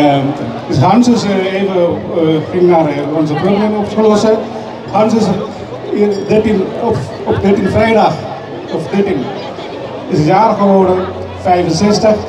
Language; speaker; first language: Dutch; non-native, learner; Tamil